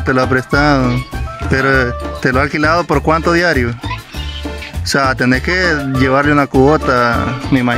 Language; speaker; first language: Spanish; native; Spanish